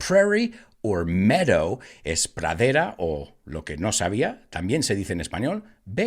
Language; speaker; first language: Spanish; non-native, fluent; English